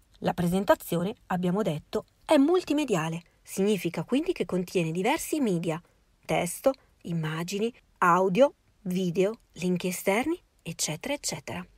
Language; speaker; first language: Italian; native; Italian